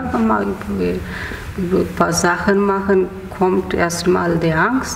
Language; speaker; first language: German; non-native, learner; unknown